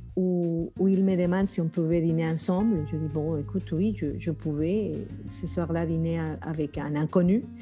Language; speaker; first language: French; non-native, fluent; Spanish